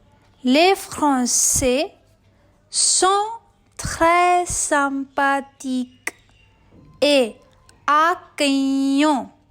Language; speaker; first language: French; non-native, fluent; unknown